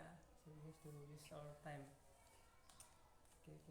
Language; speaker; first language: English; non-native, learner; Indonesian